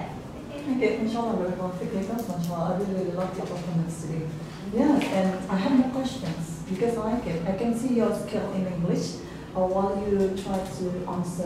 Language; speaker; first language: English; non-native, fluent; Indonesian